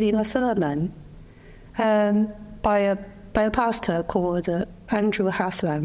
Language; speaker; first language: English; non-native, fluent; Chinese